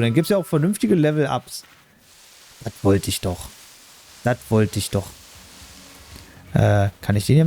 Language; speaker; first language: German; native; German